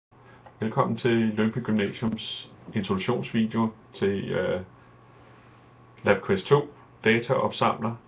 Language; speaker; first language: Danish; native; Danish